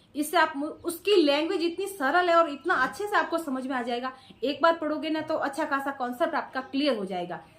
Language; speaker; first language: Hindi; native; Hindi